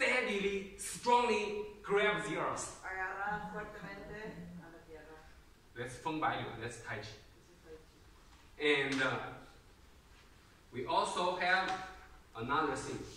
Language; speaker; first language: English; non-native, learner; Chinese